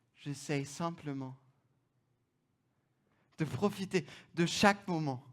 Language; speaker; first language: French; non-native, fluent; German